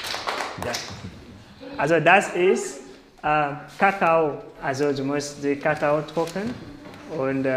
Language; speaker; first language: German; non-native, learner; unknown